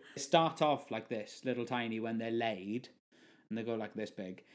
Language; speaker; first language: English; native; English